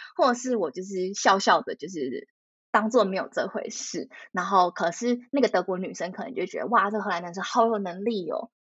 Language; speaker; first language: Chinese; native; Chinese